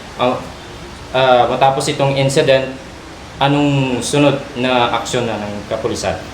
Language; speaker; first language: Filipino; native; Filipino